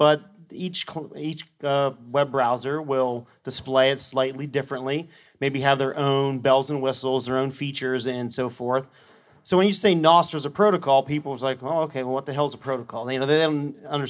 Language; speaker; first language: English; native; English